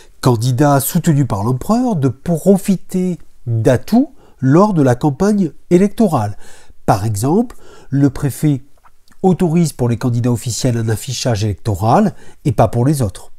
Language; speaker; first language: French; native; French